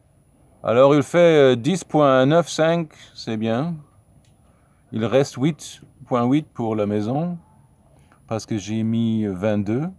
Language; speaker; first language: French; non-native, fluent; German